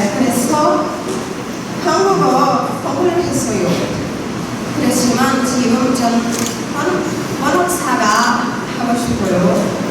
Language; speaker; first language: Korean; non-native, learner; Portuguese